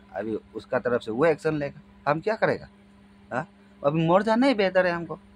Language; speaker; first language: Hindi; non-native, local second language; Adi